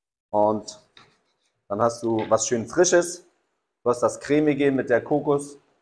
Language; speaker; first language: German; native; German